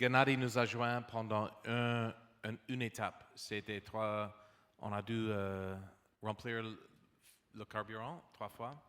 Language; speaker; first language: French; non-native, learner; English